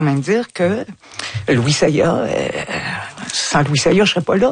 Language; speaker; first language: French; native; French